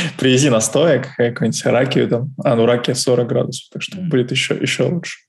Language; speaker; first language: Russian; native; Russian